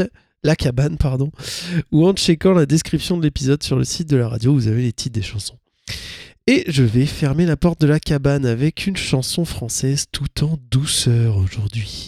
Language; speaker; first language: French; native; French